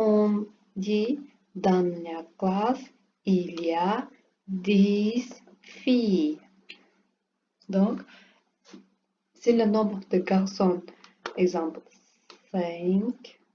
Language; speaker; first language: French; non-native, learner; Portuguese